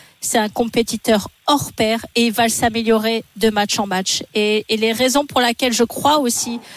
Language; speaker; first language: French; native; French